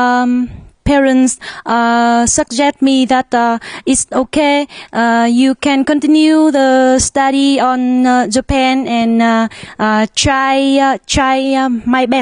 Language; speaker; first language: English; non-native, learner; Vietnamese